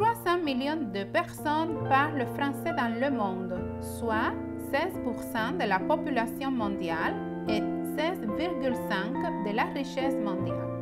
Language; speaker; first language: French; non-native, fluent; Spanish